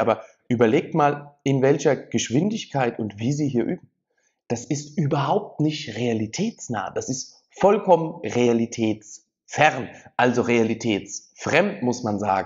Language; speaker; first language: German; native; German